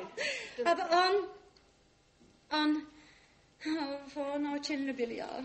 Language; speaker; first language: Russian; non-native, learner; German